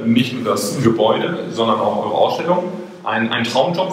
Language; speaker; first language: German; native; German